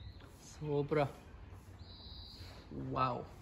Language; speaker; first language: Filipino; non-native, learner; Japanese